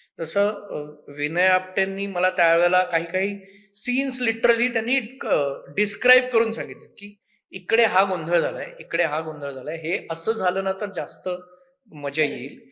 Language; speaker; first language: Marathi; native; Marathi